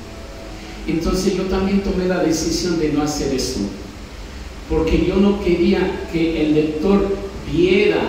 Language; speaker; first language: Spanish; non-native, fluent; English